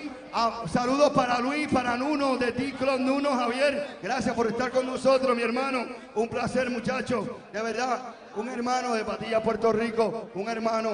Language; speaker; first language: Spanish; native; Spanish